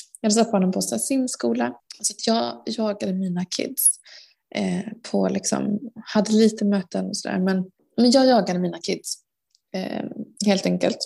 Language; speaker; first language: Swedish; native; Swedish